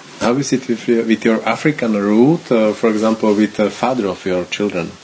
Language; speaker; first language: English; non-native, learner; Slovak